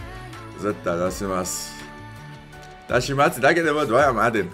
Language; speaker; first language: Japanese; non-native, learner; English